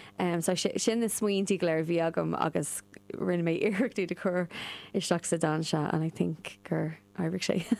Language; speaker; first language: Irish; non-native, local second language; English